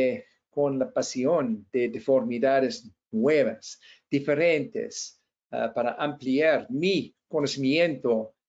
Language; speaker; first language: Spanish; non-native, fluent; English